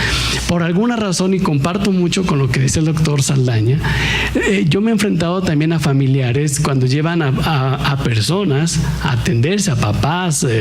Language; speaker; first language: Spanish; native; Spanish